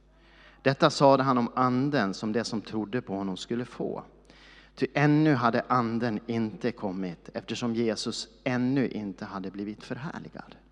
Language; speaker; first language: Swedish; native; Swedish